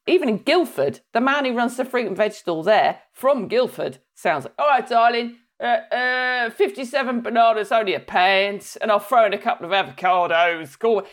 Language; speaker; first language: English; native; English